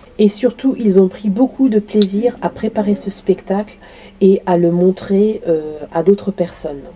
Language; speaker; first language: French; native; French